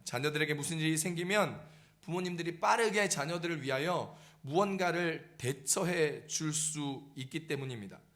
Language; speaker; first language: Korean; native; Korean